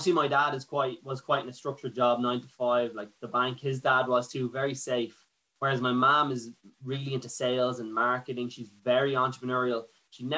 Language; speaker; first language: English; native; English